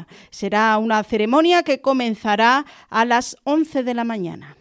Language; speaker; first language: Spanish; native; Spanish